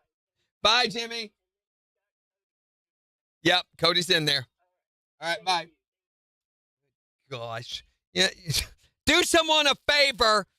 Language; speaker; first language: English; native; English